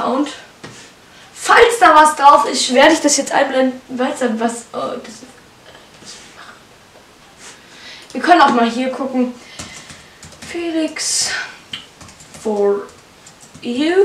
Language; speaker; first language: German; native; German